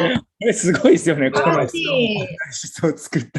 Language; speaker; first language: Japanese; native; Japanese